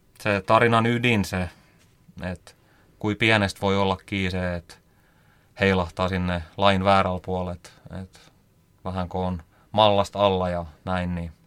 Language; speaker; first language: Finnish; native; Finnish